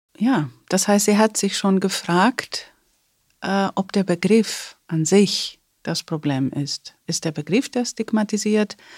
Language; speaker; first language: German; non-native, fluent; Greek